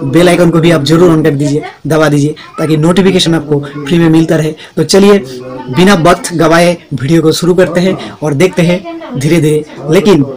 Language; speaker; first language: Hindi; native; Hindi